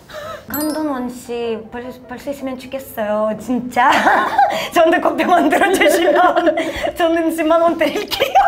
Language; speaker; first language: Korean; non-native, fluent; Ukrainian